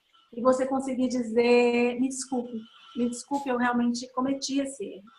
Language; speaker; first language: Portuguese; native; Portuguese